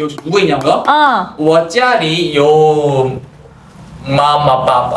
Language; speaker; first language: Chinese; non-native, learner; Korean